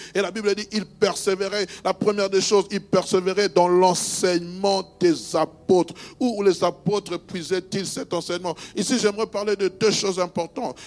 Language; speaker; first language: French; non-native, local second language; Luba-Lulua